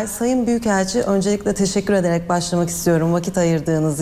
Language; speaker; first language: Turkish; native; Turkish